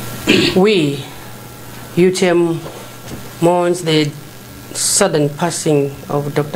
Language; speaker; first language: English; non-native, local second language; Nyanja